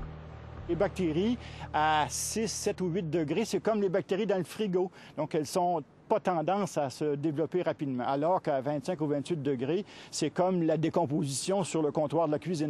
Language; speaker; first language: French; native; French